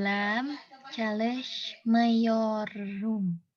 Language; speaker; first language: Turkish; non-native, learner; Indonesian